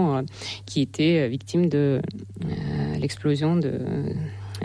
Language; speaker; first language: French; non-native, fluent; Russian